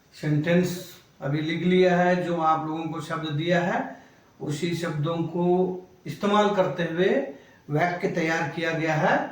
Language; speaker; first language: Hindi; non-native, local second language; Kannada